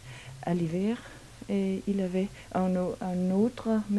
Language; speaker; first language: French; non-native, fluent; Danish